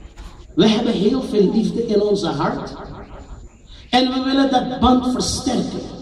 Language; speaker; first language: Dutch; non-native, local second language; Urdu